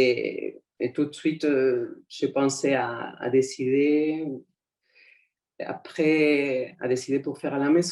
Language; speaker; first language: French; non-native, fluent; Spanish